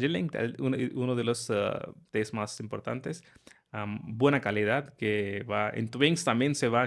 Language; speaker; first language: Spanish; non-native, learner; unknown